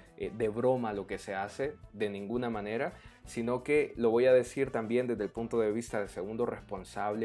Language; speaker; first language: Spanish; native; Spanish